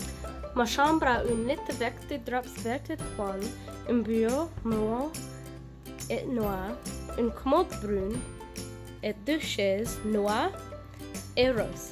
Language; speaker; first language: French; non-native, learner; English